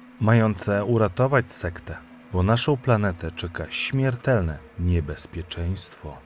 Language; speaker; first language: Polish; native; Polish